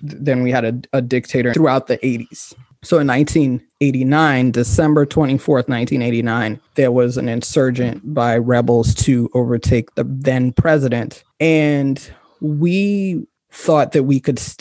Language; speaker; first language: English; native; English